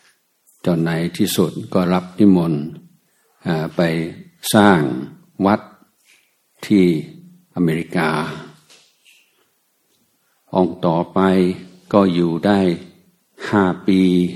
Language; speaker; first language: Thai; native; Thai